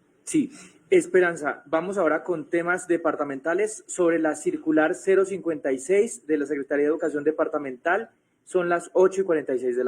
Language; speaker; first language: Spanish; native; Spanish